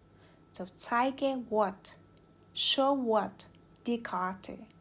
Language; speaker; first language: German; non-native, learner; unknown